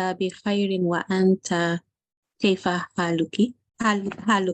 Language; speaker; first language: Arabic; non-native, learner; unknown